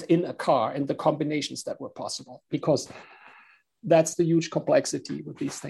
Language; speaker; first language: English; non-native, fluent; German